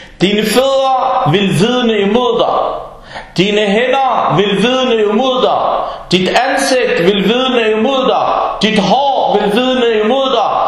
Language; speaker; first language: Danish; early bilingual, other home language; Arabic